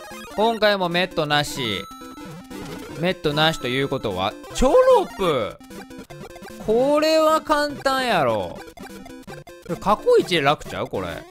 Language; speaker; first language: Japanese; native; Japanese